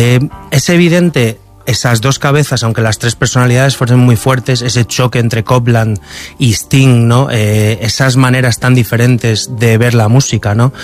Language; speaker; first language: Spanish; native; Spanish